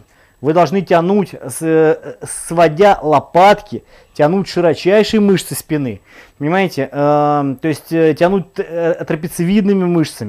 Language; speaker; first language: Russian; native; Russian